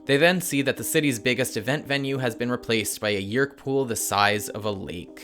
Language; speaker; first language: English; native; English